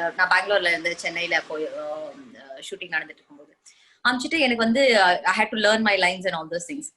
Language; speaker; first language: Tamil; non-native, fluent; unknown